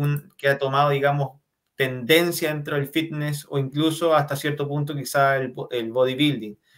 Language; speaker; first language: Spanish; native; Spanish